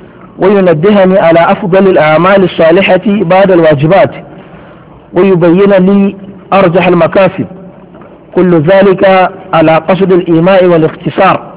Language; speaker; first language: Arabic; non-native, fluent; Hausa